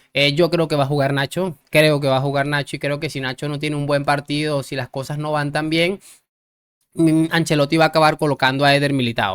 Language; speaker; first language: Spanish; native; Spanish